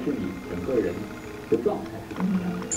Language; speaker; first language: Chinese; native; Chinese